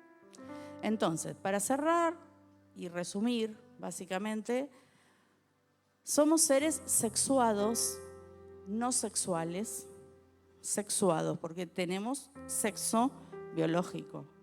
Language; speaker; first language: Spanish; native; Spanish